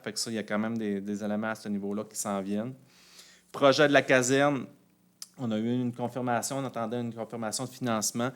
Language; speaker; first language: French; native; French